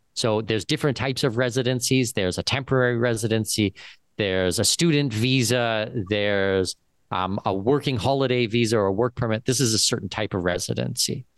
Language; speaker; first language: English; native; English